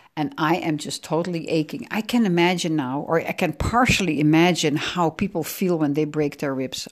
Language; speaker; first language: English; non-native, fluent; Dutch